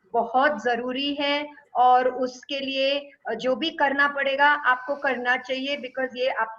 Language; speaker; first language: Hindi; non-native, local second language; Tamil